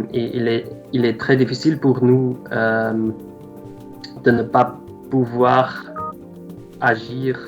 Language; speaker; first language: French; non-native, local second language; Dutch